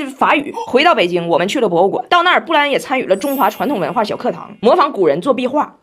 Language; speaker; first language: Chinese; native; Chinese